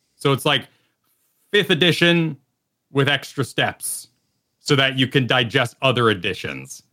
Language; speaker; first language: English; native; English